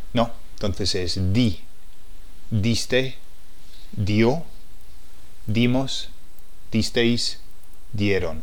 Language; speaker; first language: Spanish; non-native, fluent; English